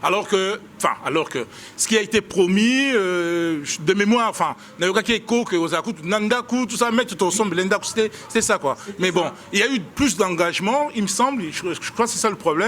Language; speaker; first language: French; non-native, local second language; Lingala